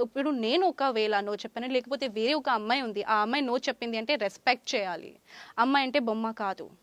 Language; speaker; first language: Telugu; non-native, fluent; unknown